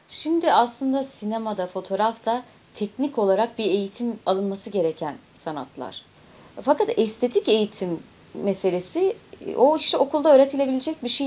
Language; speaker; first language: Turkish; native; Turkish